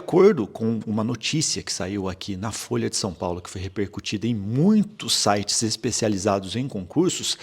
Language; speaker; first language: Portuguese; native; Portuguese